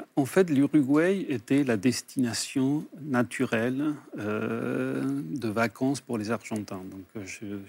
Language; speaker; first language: French; early bilingual, other home language; Spanish